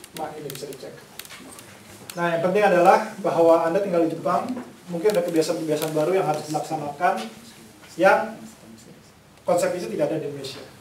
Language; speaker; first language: Indonesian; native; Indonesian